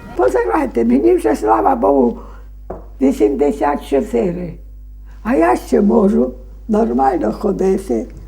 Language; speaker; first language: Ukrainian; native; Ukrainian